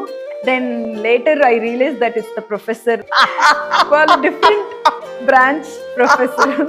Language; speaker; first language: Telugu; non-native, local second language; Tamil